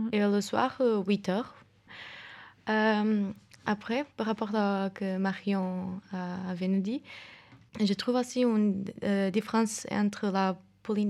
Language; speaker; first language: French; non-native, fluent; Portuguese